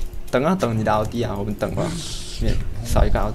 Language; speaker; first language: Chinese; native; Chinese